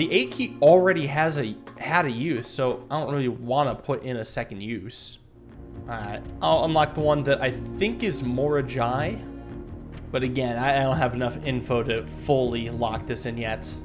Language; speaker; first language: English; native; English